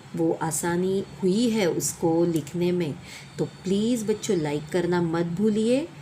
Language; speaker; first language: Hindi; non-native, local second language; Marathi